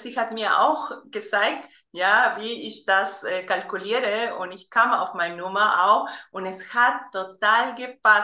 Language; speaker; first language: German; non-native, fluent; Spanish